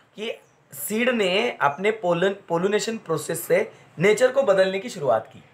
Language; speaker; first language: Hindi; non-native, local second language; Marathi